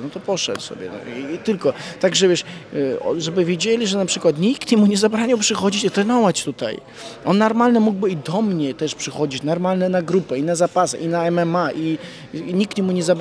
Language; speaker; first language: Polish; non-native, fluent; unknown